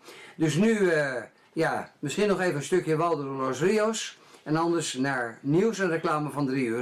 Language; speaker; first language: Dutch; native; Dutch